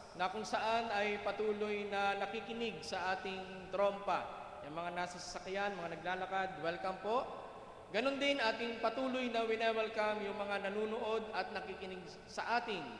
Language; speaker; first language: Filipino; native; Filipino